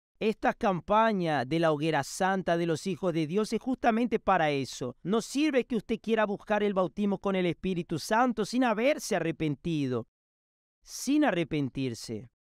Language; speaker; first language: Spanish; non-native, fluent; Portuguese